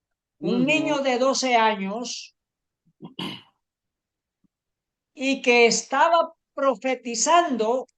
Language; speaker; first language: Spanish; native; Spanish